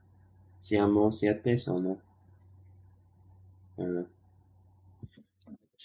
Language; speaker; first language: Italian; non-native, learner; English